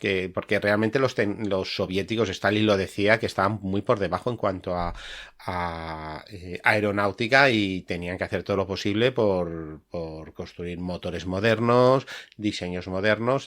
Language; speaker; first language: Spanish; native; Spanish